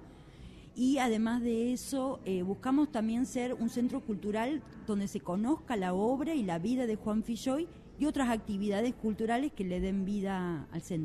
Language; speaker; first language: Spanish; native; Spanish